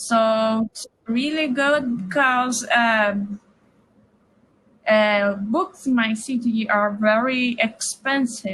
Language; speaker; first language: English; non-native, learner; Portuguese